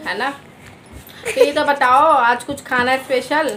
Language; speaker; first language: Hindi; native; Hindi